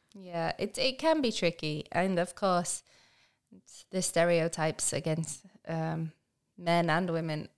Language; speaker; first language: English; native; English